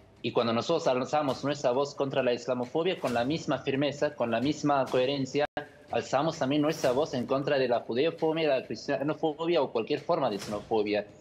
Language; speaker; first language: Spanish; non-native, fluent; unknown